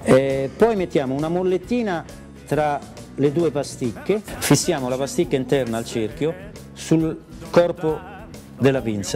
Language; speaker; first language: Italian; native; Italian